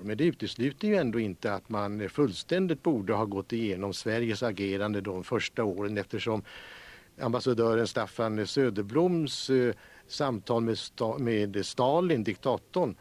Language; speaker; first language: Swedish; native; Swedish